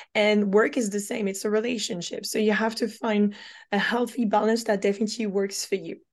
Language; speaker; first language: English; non-native, fluent; French